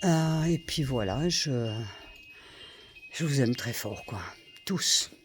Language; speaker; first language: French; native; French